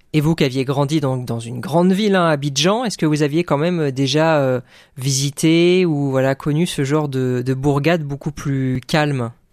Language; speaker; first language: French; native; French